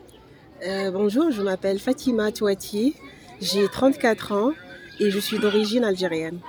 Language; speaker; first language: French; non-native, local second language; Arabic